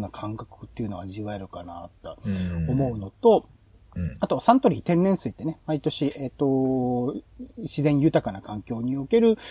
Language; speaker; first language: Japanese; native; Japanese